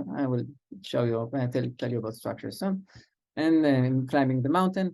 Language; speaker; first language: English; non-native, fluent; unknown